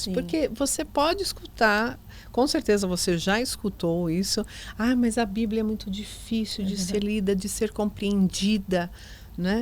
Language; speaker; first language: Portuguese; native; Portuguese